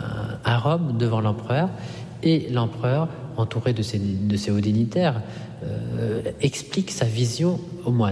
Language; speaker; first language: French; non-native, fluent; Italian